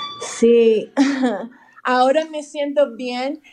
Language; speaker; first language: Spanish; early bilingual, heritage; English